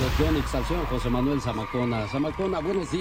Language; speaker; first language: Spanish; native; Spanish